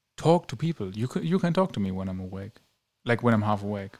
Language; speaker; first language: English; non-native, fluent; German